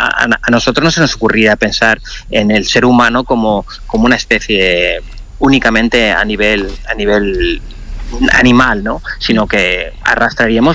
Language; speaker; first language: Spanish; non-native, local second language; Catalan